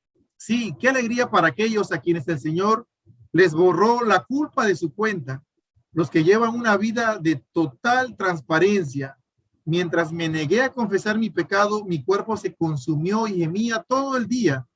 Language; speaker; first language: Spanish; native; Spanish